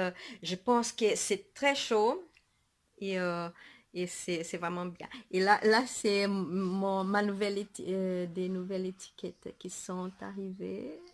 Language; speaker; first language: French; non-native, fluent; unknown